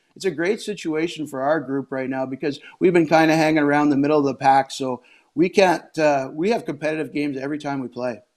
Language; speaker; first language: English; native; English